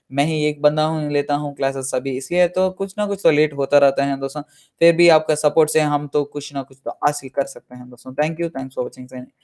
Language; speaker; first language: Hindi; non-native, local second language; Telugu